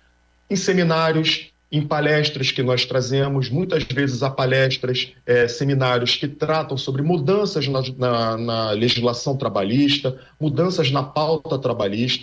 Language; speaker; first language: Portuguese; native; Portuguese